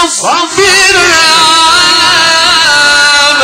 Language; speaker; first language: Arabic; native; Arabic